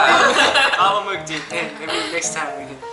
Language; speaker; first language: English; non-native, learner; Chinese